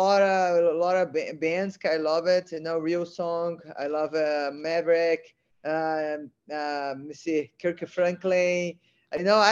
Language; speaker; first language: English; non-native, learner; Portuguese